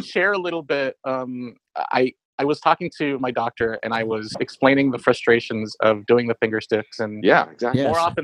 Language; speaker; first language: English; native; English